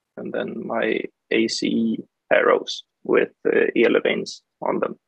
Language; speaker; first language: English; non-native, fluent; Swedish